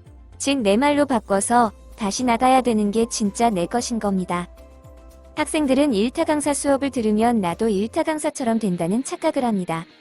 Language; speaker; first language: Korean; native; Korean